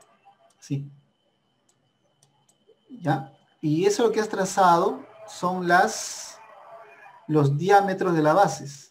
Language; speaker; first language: Spanish; native; Spanish